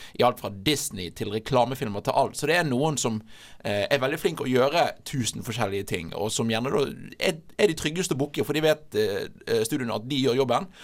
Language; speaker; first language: Norwegian; native; Norwegian